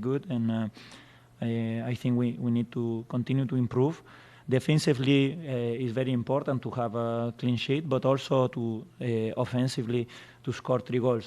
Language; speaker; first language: English; non-native, fluent; Spanish